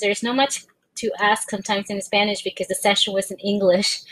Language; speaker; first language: English; non-native, fluent; Spanish